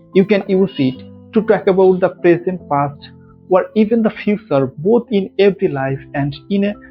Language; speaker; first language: English; non-native, local second language; Bangla